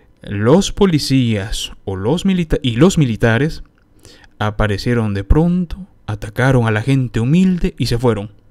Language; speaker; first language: Spanish; native; Spanish